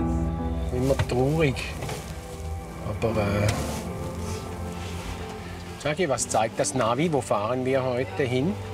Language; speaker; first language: German; native; German